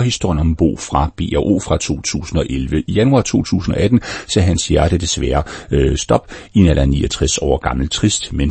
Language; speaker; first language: Danish; native; Danish